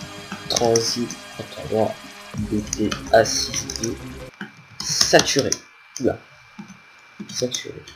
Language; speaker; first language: French; native; French